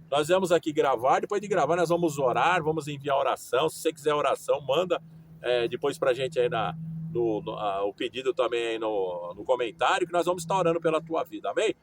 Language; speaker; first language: Portuguese; native; Portuguese